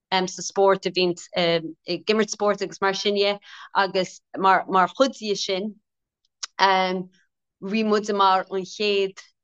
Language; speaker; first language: Irish; native; Irish